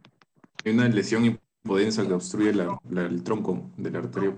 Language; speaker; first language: Spanish; native; Spanish